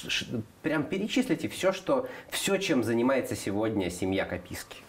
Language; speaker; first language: Russian; native; Russian